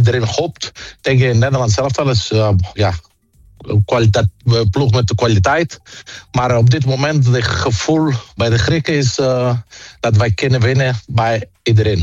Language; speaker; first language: Dutch; non-native, fluent; Greek